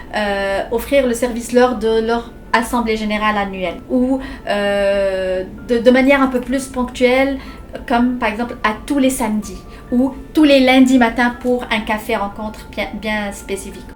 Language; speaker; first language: French; native; French